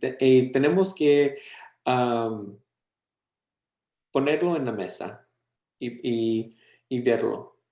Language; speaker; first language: Spanish; early bilingual, heritage; English